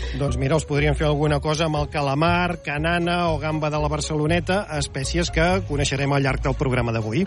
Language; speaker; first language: Catalan; native; Catalan